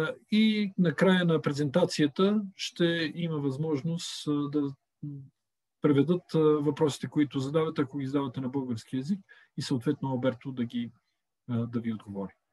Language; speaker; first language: Bulgarian; native; Bulgarian